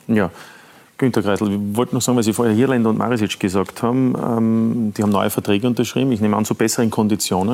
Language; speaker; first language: German; native; German